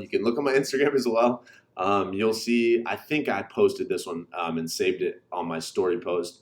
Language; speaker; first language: English; native; English